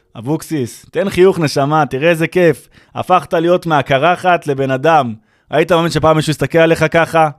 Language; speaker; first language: Hebrew; native; Hebrew